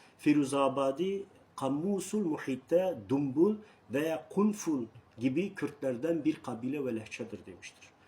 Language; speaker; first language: Turkish; non-native, local second language; Kurdish